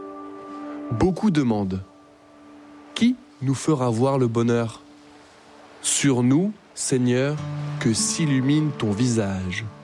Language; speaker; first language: French; native; French